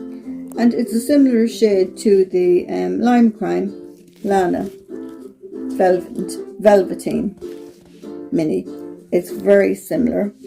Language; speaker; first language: English; native; English